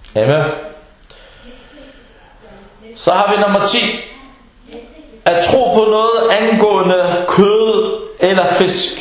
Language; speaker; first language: Danish; non-native, fluent; Arabic